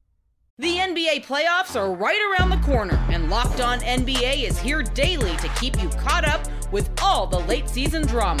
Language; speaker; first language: English; native; English